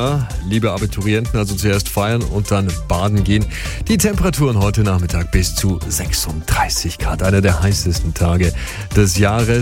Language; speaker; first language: German; native; German